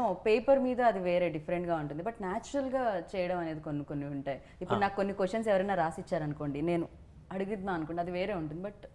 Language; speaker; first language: Telugu; native; Telugu